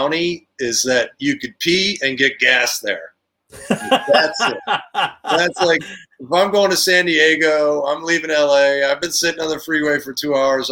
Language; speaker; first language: English; native; English